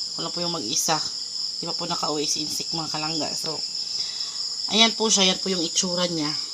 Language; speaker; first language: Filipino; native; Filipino